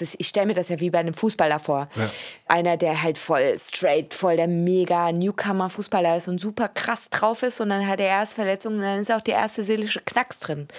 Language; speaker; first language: German; native; German